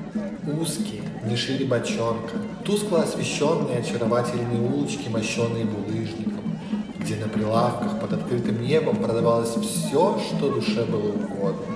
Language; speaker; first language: Russian; native; Russian